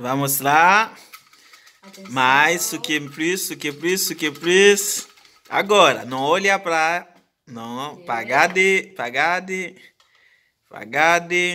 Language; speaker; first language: Portuguese; non-native, learner; Haitian Creole